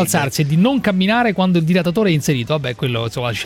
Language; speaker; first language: Italian; native; Italian